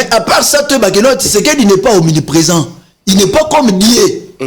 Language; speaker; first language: French; non-native, local second language; Lingala